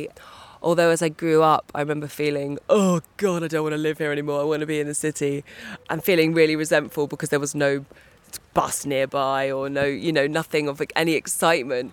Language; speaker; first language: English; native; English